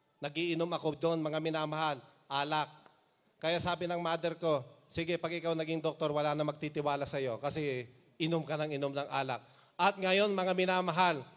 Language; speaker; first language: Filipino; non-native, local second language; Iloko